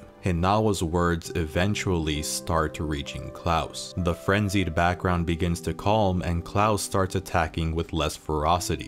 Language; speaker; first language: English; native; English